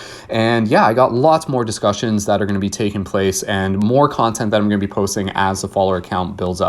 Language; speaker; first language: English; native; English